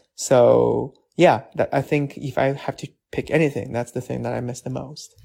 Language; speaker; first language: English; non-native, fluent; Chinese